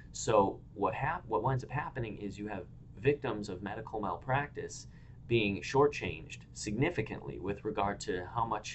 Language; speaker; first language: English; native; English